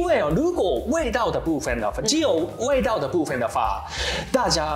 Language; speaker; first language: Chinese; non-native, learner; Japanese